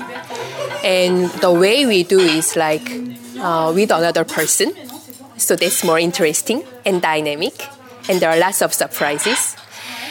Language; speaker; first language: English; non-native, fluent; Korean